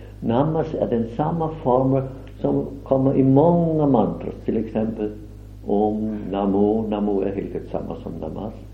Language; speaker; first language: Swedish; non-native, fluent; German